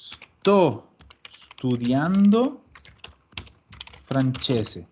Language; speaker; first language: Italian; non-native, fluent; Spanish